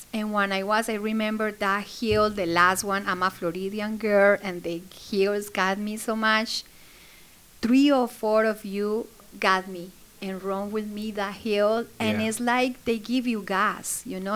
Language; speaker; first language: English; non-native, fluent; Spanish